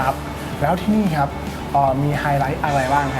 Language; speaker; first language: Thai; native; Thai